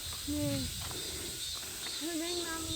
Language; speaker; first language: Korean; non-native, learner; French